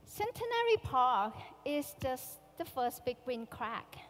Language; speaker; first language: English; non-native, fluent; Thai